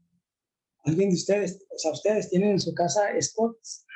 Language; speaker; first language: Spanish; native; Spanish